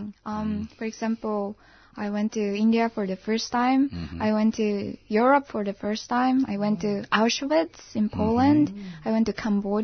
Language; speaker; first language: English; non-native, fluent; Japanese